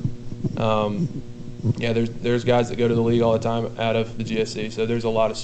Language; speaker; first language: English; native; English